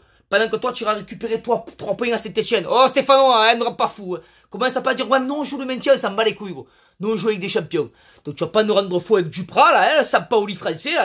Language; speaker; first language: French; native; French